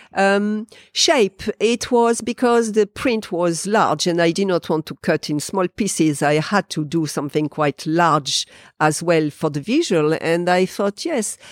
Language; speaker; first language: English; non-native, fluent; French